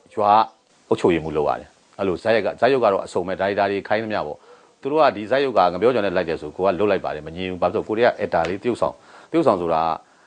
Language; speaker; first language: Burmese; native; Burmese